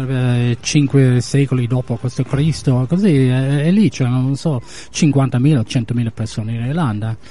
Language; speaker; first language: Italian; non-native, fluent; English